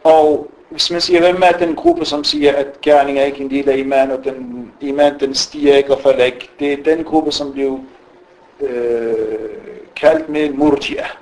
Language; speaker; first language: Danish; non-native, fluent; Arabic